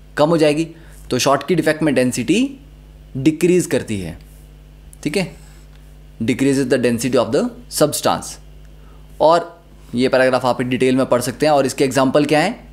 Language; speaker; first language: Hindi; native; Hindi